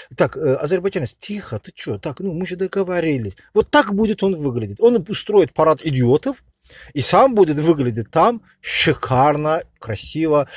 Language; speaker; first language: Russian; non-native, local second language; Azerbaijani